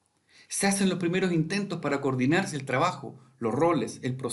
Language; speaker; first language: Spanish; native; Spanish